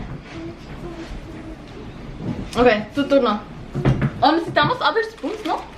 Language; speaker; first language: Spanish; early bilingual, heritage; Spanish